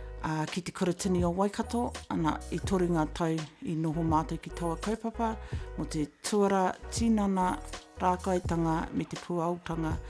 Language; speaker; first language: Māori; non-native, local second language; English